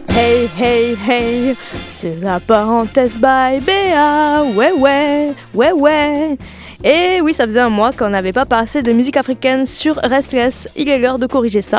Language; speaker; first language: French; native; French